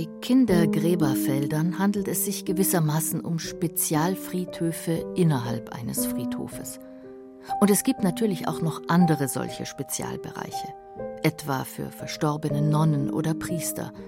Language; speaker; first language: German; native; German